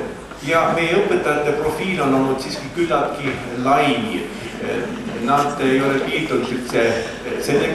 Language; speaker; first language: Estonian; native; Estonian